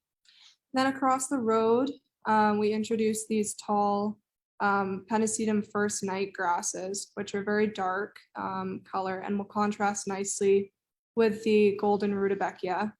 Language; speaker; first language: English; native; English